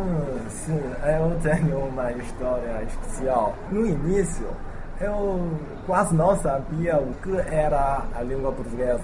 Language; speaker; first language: Portuguese; non-native, learner; Chinese